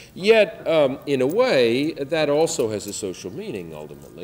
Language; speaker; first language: English; native; English